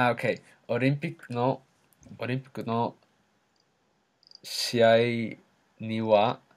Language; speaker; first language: Japanese; non-native, learner; English